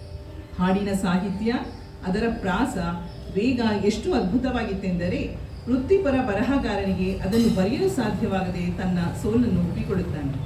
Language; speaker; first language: Kannada; native; Kannada